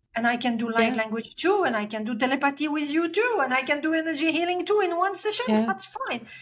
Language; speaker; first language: English; non-native, fluent; French